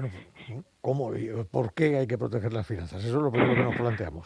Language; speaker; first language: Spanish; native; Spanish